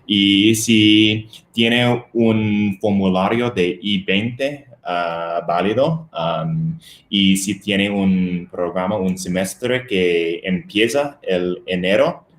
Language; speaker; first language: Spanish; non-native, fluent; English